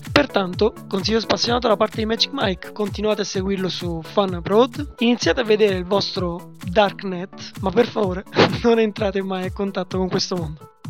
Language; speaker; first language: Italian; native; Italian